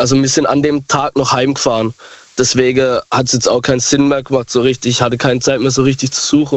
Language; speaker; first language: German; native; German